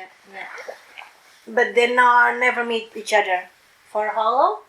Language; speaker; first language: English; non-native, learner; Indonesian